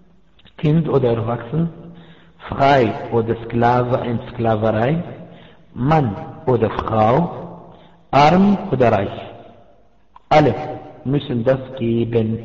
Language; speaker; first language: German; non-native, fluent; Arabic